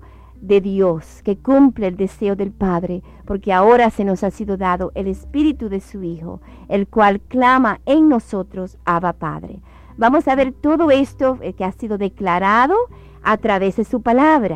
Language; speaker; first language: Spanish; native; Spanish